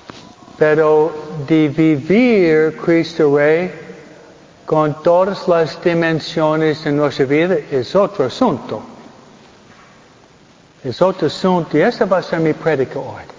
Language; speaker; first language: Spanish; non-native, fluent; English